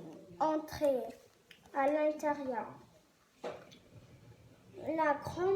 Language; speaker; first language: French; non-native, learner; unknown